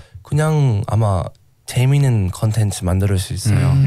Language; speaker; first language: Korean; non-native, learner; English